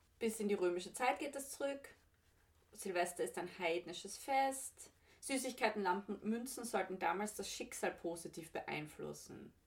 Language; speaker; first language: German; native; German